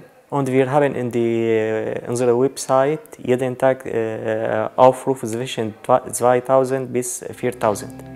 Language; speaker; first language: German; non-native, learner; Arabic